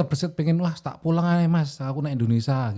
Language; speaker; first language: Indonesian; native; Indonesian